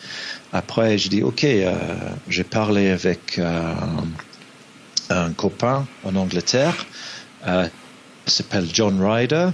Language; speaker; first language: French; non-native, fluent; English